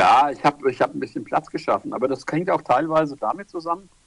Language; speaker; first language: German; native; German